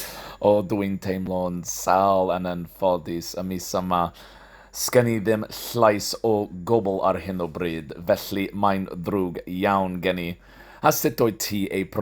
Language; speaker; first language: Welsh; non-native, fluent; English